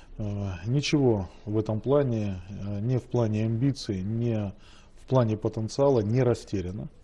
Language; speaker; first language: Russian; native; Russian